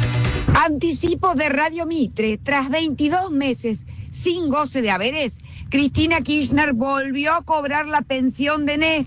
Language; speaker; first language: Spanish; native; Spanish